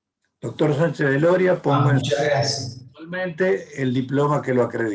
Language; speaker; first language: Spanish; native; Spanish